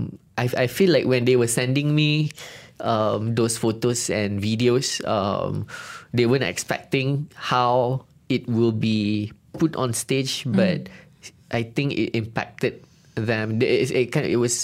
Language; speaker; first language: English; non-native, local second language; Malay